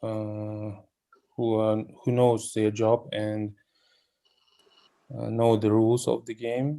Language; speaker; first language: English; non-native, learner; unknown